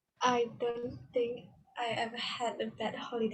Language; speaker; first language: English; non-native, learner; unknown